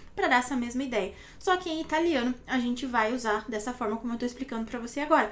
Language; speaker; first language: Portuguese; native; Portuguese